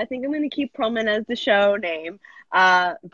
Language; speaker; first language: English; native; English